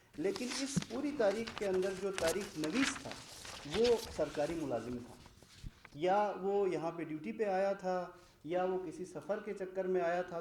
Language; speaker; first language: Urdu; non-native, local second language; Shina